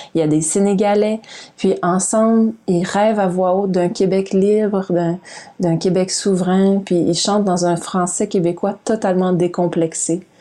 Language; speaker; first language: French; native; French